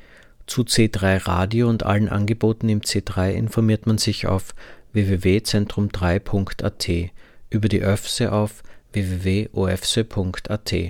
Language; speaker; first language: German; native; German